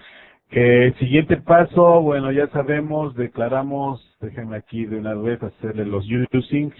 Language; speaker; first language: Spanish; native; Spanish